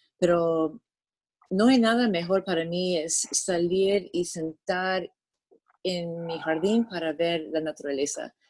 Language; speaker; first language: Spanish; non-native, fluent; English